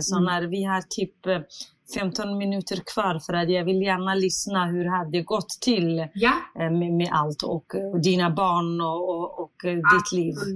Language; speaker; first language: Swedish; non-native, fluent; Central Kurdish